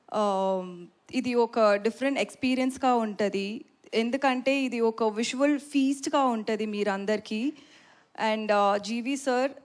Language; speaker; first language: Telugu; non-native, learner; Tamil